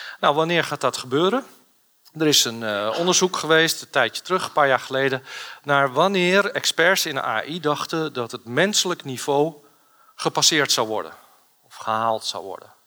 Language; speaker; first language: Dutch; native; Dutch